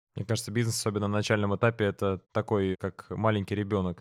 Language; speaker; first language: Russian; native; Russian